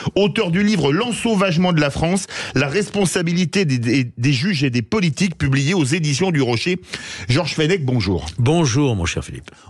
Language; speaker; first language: French; native; French